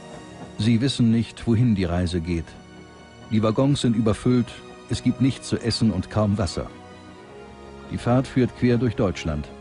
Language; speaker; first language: German; native; German